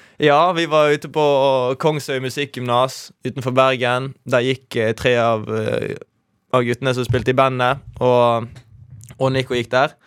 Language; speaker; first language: Norwegian; native; Norwegian